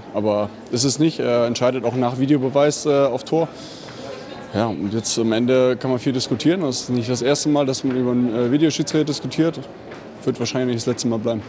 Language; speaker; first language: German; native; German